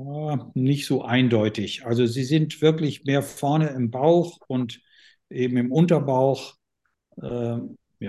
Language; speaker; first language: German; native; German